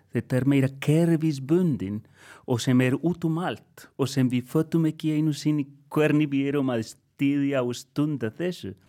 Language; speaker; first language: Icelandic; non-native, fluent; Spanish